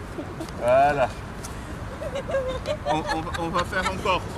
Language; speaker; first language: French; native; French